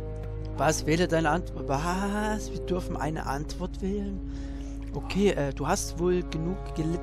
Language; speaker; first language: German; native; German